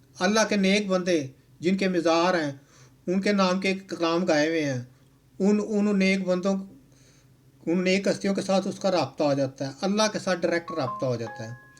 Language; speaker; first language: Urdu; non-native, local second language; Punjabi